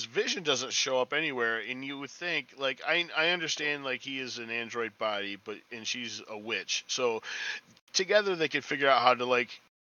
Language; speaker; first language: English; native; English